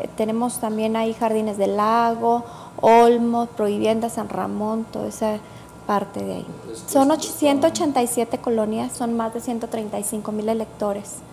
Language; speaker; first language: Spanish; native; Spanish